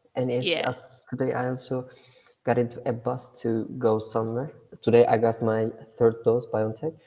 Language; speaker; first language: English; non-native, fluent; Turkish